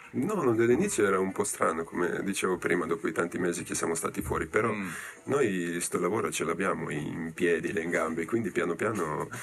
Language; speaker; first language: Italian; non-native, fluent; Serbian